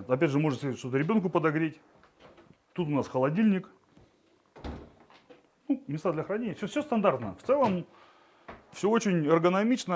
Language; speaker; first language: Russian; native; Russian